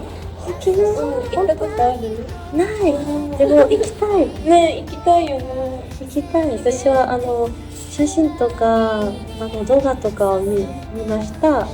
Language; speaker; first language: Japanese; non-native, learner; French